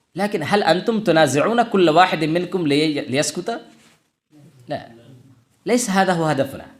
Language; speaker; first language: Arabic; non-native, fluent; Urdu